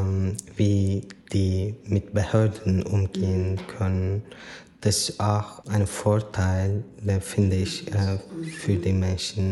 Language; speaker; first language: German; non-native, fluent; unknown